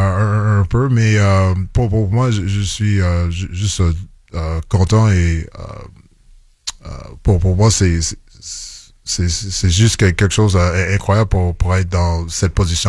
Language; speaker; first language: French; non-native, local second language; English